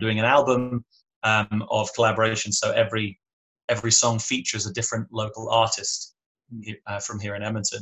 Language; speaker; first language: English; native; English